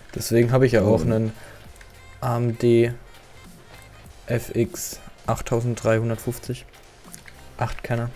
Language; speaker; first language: German; native; German